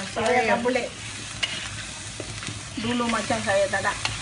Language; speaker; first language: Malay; non-native, local second language; Tamil